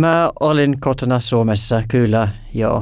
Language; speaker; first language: Finnish; non-native, learner; English